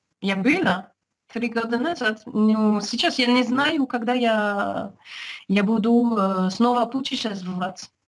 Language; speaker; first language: Russian; non-native, learner; French